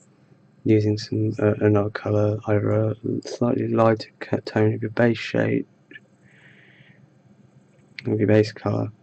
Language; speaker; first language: English; native; English